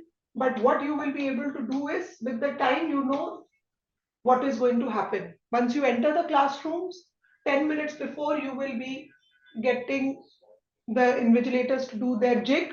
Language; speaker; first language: English; non-native, local second language; Hindi